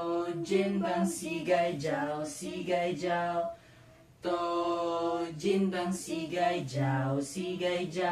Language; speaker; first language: Chinese; non-native, learner; Cebuano